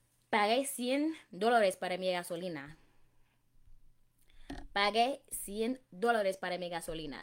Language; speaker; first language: Spanish; non-native, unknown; English